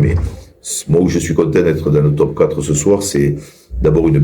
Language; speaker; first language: French; native; French